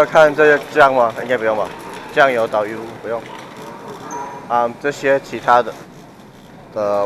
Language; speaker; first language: Chinese; native; Chinese